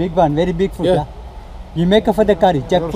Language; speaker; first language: English; non-native, local second language; Sinhala